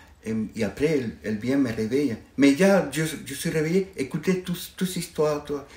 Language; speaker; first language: French; non-native, fluent; Spanish